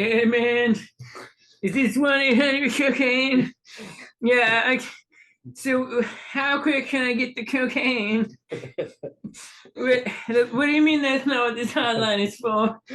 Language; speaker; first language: English; native; English